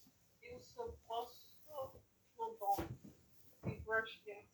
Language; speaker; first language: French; non-native, learner; English